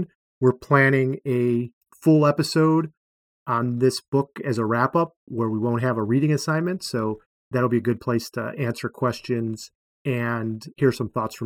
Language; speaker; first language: English; native; English